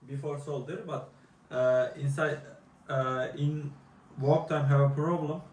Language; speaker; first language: English; non-native, learner; Turkish